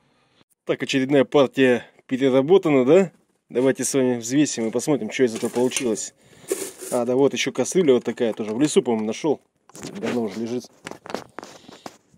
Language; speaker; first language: Russian; native; Russian